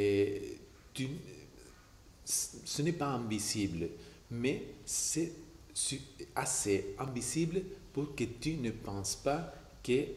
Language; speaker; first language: French; non-native, fluent; Spanish